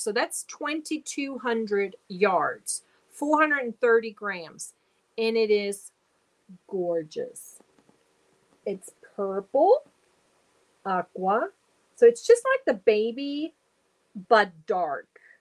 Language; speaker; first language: English; early bilingual, other home language; German